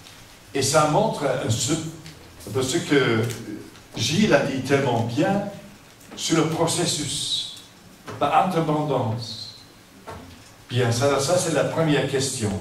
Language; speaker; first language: French; non-native, fluent; English